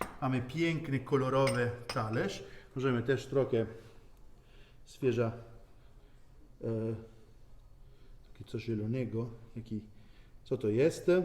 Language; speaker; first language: Polish; non-native, learner; Italian